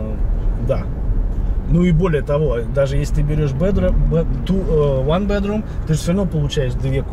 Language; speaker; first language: Russian; native; Russian